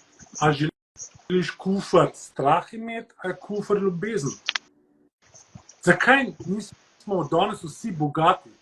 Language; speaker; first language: Slovenian; early bilingual, heritage; Slovenian